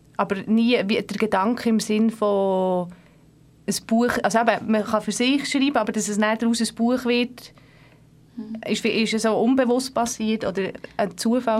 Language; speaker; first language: German; native; German